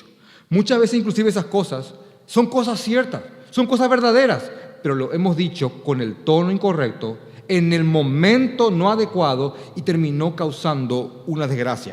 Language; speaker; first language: Spanish; native; Spanish